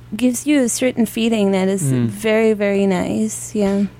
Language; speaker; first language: English; non-native, fluent; German